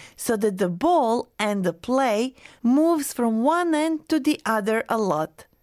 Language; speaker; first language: English; non-native, fluent; Croatian